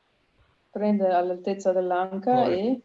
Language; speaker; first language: Italian; native; Italian